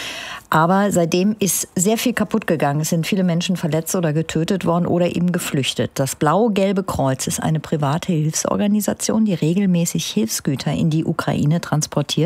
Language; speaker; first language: German; native; German